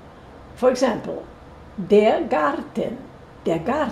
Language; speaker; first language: German; non-native, fluent; Portuguese